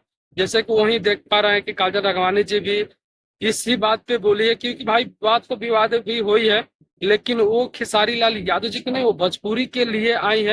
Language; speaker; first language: Hindi; non-native, local second language; Bhojpuri